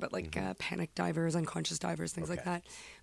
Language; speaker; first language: English; native; English